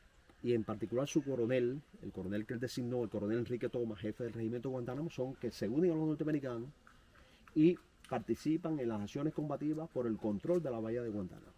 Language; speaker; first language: Spanish; native; Spanish